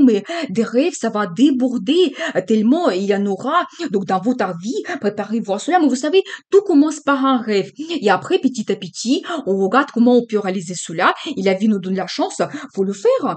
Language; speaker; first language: French; non-native, fluent; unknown